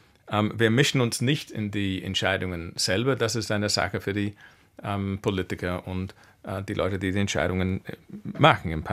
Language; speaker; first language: German; non-native, fluent; English